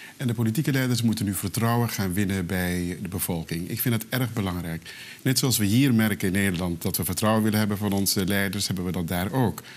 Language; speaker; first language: Dutch; non-native, local second language; Papiamento